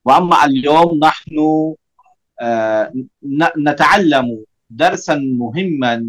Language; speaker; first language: Arabic; non-native, fluent; Bangla